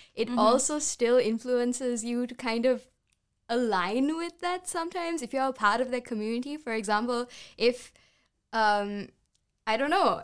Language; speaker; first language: English; non-native, local second language; Sinhala